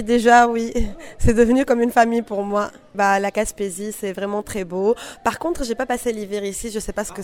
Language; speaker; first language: French; non-native, local second language; Arabic